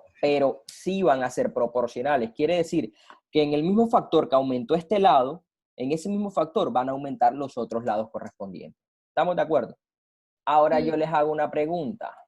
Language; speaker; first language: Spanish; native; Spanish